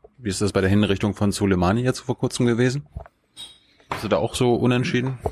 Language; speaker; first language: German; native; German